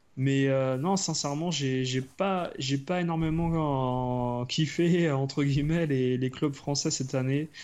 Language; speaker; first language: French; native; French